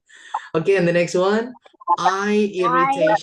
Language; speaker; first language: English; non-native, fluent; Indonesian